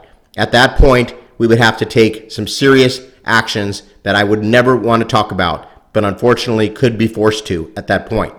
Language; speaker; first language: English; native; English